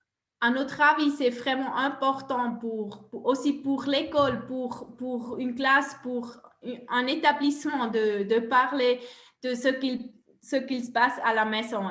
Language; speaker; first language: French; non-native, local second language; German